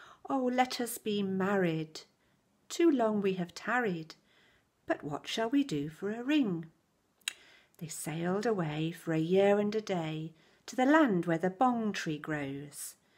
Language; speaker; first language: English; native; English